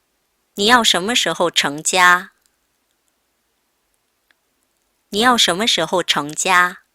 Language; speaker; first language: Chinese; non-native, fluent; Korean